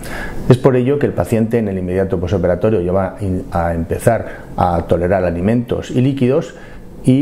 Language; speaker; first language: Spanish; native; Spanish